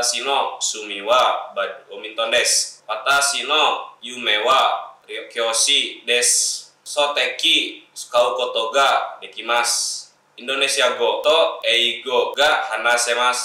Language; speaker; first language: Japanese; non-native, learner; Indonesian